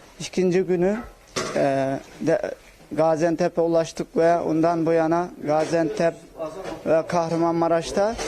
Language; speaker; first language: Turkish; non-native, local second language; Uyghur